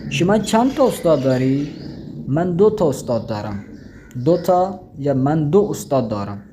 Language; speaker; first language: Persian; non-native, fluent; Urdu